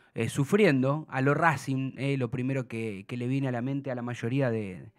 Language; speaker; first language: Spanish; native; Spanish